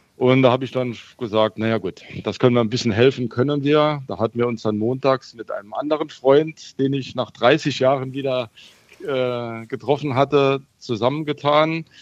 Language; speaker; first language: German; native; German